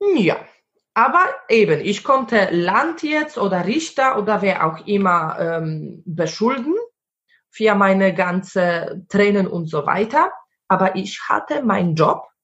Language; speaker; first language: German; non-native, fluent; Polish